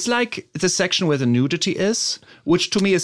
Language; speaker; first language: English; non-native, fluent; German